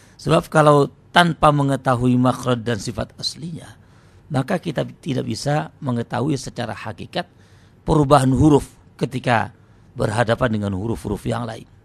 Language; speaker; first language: Indonesian; non-native, local second language; Javanese